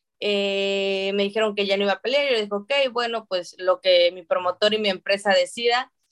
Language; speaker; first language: Spanish; native; Spanish